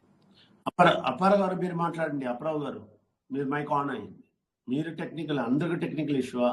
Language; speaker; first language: Telugu; non-native, learner; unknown